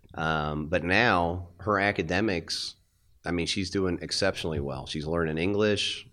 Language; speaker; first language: English; native; English